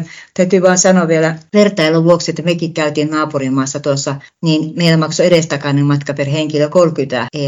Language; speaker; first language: Finnish; native; Finnish